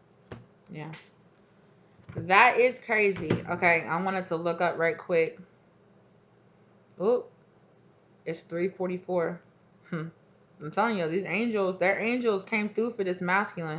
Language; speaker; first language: English; native; English